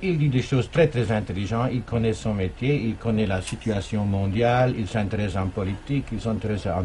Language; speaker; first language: French; non-native, fluent; German